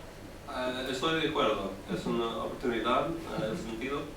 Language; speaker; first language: Spanish; non-native, learner; English